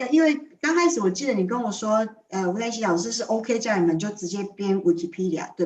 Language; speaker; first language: Chinese; native; Chinese